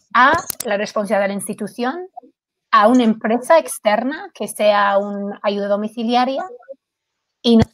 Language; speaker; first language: Spanish; non-native, fluent; English